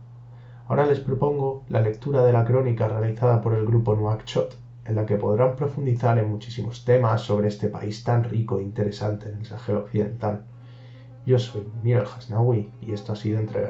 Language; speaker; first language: Spanish; native; Spanish